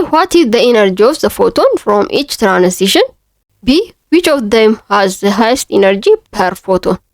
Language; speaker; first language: English; non-native, local second language; Amharic